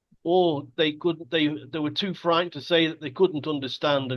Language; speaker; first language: English; native; English